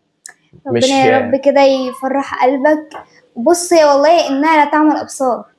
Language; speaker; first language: Arabic; native; Arabic